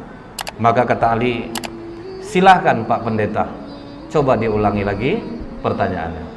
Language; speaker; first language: Indonesian; native; Indonesian